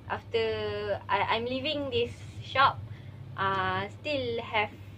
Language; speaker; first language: English; non-native, learner; Malay